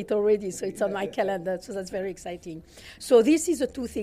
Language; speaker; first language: English; non-native, fluent; French